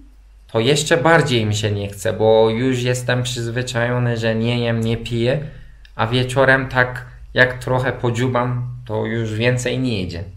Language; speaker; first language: Polish; non-native, fluent; Turkish